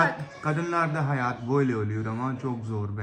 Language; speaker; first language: Turkish; non-native, learner; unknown